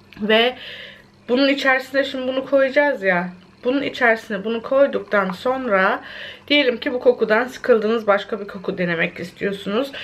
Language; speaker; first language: Turkish; early bilingual, heritage; Turkish